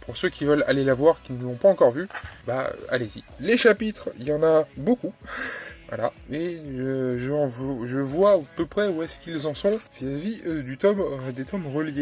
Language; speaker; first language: French; native; French